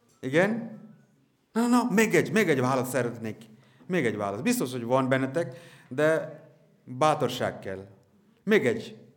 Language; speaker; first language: Hungarian; non-native, learner; Bangla